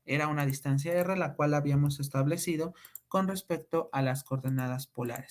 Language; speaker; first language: Spanish; native; Spanish